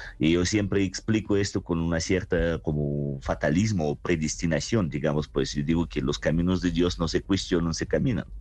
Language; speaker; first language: Spanish; non-native, fluent; Russian